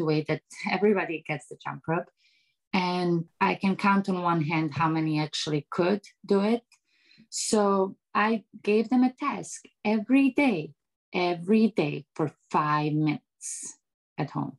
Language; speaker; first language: English; non-native, fluent; Bosnian